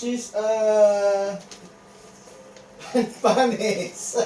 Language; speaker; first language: English; non-native, local second language; Filipino